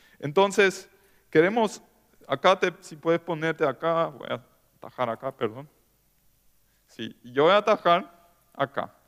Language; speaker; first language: Spanish; non-native, local second language; German